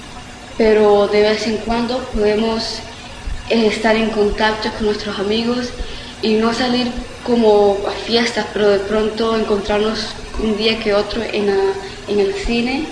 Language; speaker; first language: Spanish; early bilingual, heritage; Spanish